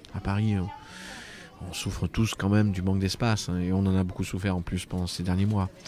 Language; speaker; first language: French; native; French